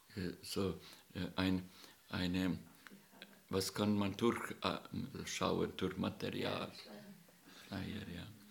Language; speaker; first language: German; non-native, learner; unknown